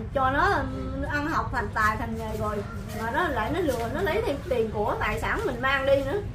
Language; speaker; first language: Vietnamese; native; Vietnamese